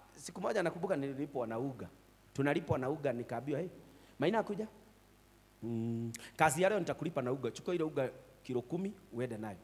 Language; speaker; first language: Swahili; non-native, local second language; Kikuyu